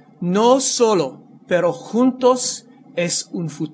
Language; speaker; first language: Spanish; non-native, learner; English